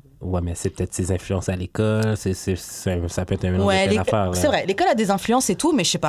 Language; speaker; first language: French; native; French